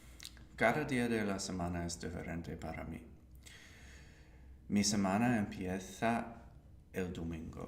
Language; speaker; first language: Spanish; non-native, learner; English